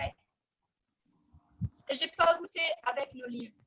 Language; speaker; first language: French; early bilingual, heritage; French